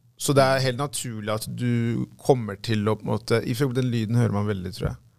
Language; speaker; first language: Norwegian; early bilingual, other home language; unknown